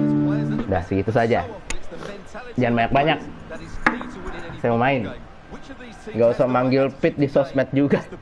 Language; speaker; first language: Indonesian; native; Indonesian